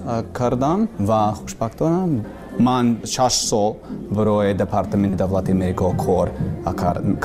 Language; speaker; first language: Persian; non-native, learner; English